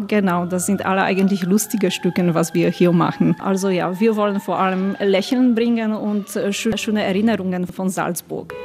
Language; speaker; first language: German; non-native, fluent; Polish